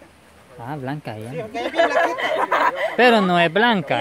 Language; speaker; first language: Spanish; native; Spanish